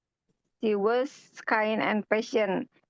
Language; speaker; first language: English; non-native, learner; Indonesian